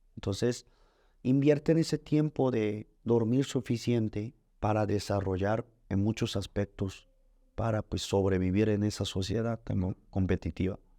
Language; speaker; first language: Spanish; early bilingual, other home language; Korean